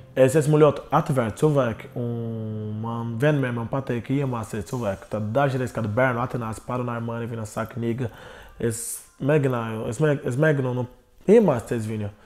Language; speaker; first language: Latvian; non-native, learner; Portuguese